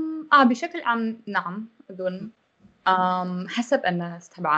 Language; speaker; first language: Arabic; non-native, learner; German